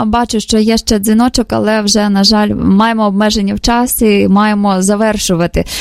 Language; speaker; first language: Ukrainian; native; Ukrainian